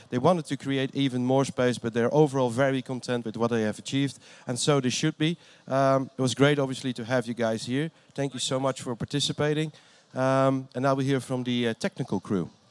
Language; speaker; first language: English; non-native, fluent; Dutch